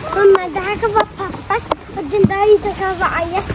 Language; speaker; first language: Swedish; early bilingual, other home language; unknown